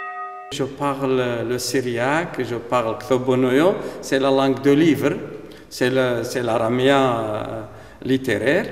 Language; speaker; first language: French; non-native, fluent; Aramaic